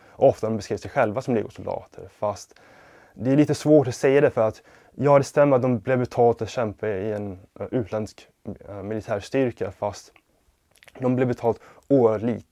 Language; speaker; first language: Swedish; non-native, fluent; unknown